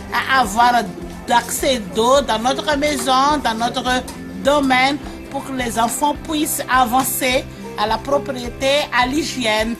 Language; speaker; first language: French; non-native, local second language; Malagasy